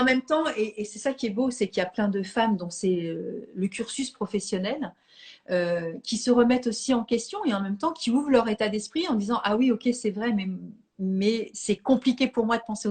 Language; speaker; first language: French; native; French